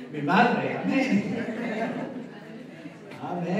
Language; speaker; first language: Spanish; non-native, fluent; English